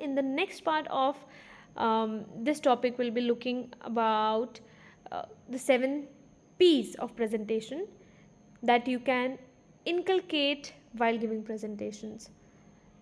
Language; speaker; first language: English; non-native, fluent; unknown